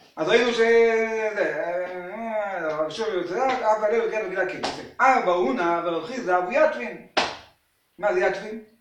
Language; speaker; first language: Hebrew; native; Hebrew